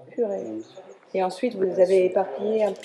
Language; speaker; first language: French; native; French